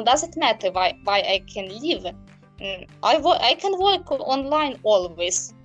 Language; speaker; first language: English; non-native, learner; Ukrainian